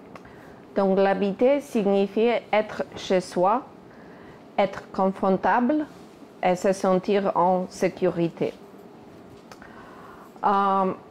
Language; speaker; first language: French; non-native, fluent; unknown